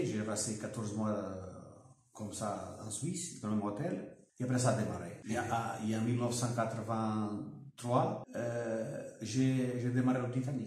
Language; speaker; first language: French; non-native, fluent; Portuguese